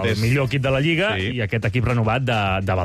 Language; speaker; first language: Catalan; native; Catalan